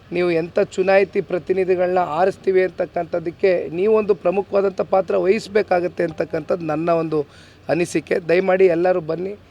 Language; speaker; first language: Kannada; native; Kannada